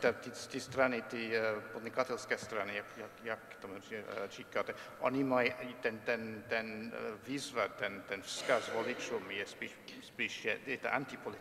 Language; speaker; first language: Czech; non-native, fluent; English